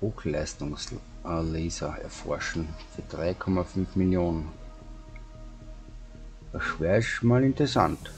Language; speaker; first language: German; native; German